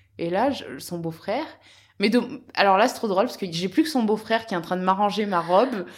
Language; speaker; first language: French; native; French